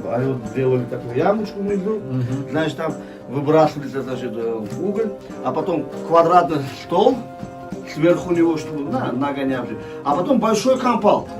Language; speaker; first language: Russian; non-native, local second language; Uzbek